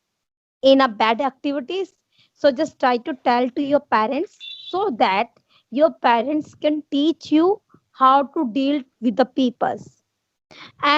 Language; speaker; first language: English; non-native, learner; Hindi